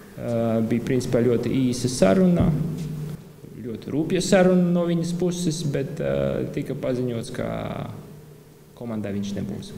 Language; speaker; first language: Latvian; non-native, local second language; Russian